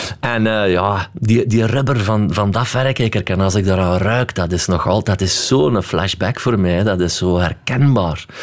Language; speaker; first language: Dutch; native; Dutch